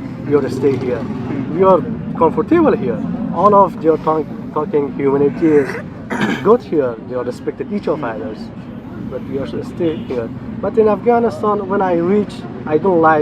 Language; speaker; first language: English; non-native, learner; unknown